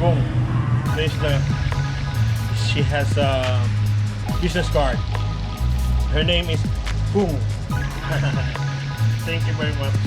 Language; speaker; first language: English; non-native, local second language; Filipino